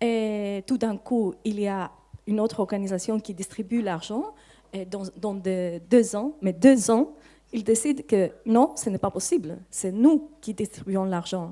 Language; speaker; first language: French; non-native, fluent; Greek